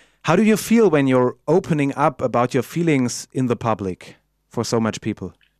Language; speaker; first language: English; non-native, fluent; German